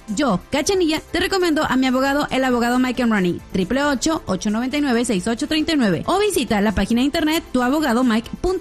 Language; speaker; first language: Spanish; native; Spanish